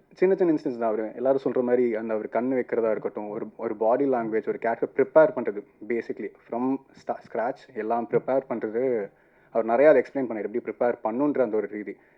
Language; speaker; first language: Tamil; non-native, fluent; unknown